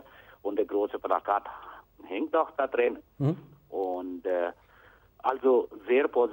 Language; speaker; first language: German; non-native, fluent; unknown